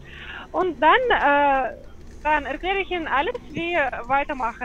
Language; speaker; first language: German; non-native, learner; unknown